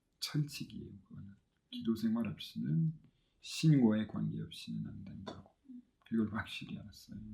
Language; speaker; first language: Korean; non-native, fluent; French